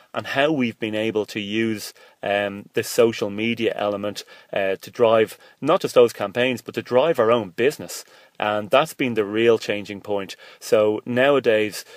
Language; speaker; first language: English; native; English